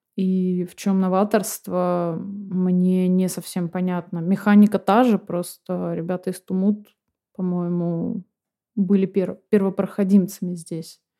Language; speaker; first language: Russian; native; Russian